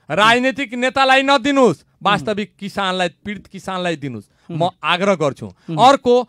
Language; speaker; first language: Nepali; non-native, local second language; Bhojpuri